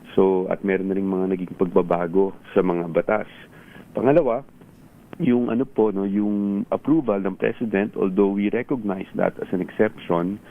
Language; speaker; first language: Filipino; native; Filipino